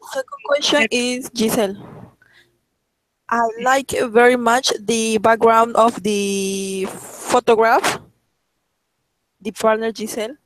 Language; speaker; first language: English; non-native, learner; Spanish